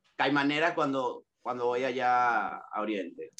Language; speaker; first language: Spanish; native; Spanish